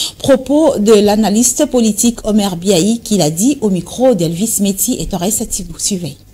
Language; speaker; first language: French; non-native, local second language; Lingala